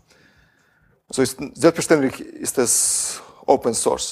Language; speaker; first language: German; non-native, fluent; Russian